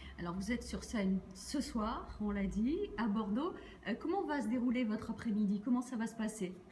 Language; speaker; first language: French; native; French